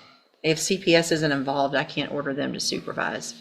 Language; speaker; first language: English; native; English